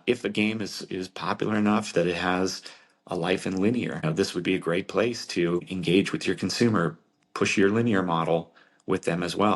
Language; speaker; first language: English; native; English